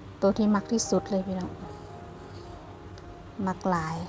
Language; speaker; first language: Thai; non-native, local second language; Northeastern Thai